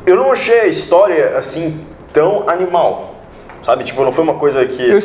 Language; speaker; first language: Portuguese; native; Portuguese